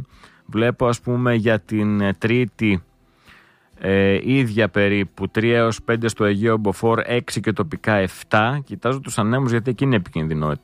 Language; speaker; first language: Greek; native; Greek